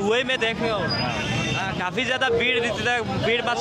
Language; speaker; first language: Hindi; non-native, learner; Bangla